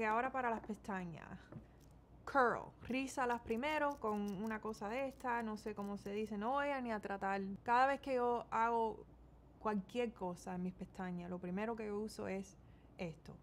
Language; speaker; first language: Spanish; early bilingual, heritage; Spanish